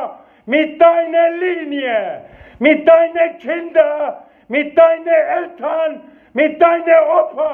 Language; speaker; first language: German; non-native, fluent; Persian